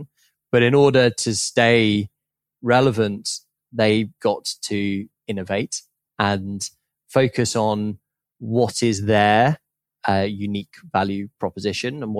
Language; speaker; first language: English; native; English